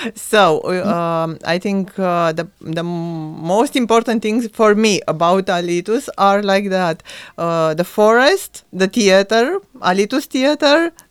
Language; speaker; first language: English; non-native, fluent; Romanian